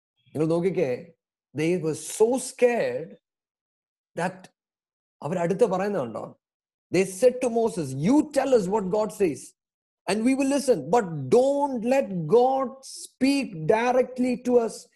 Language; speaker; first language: English; non-native, local second language; Malayalam